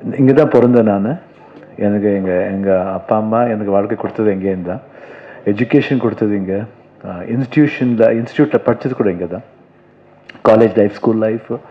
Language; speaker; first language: Tamil; non-native, local second language; Kannada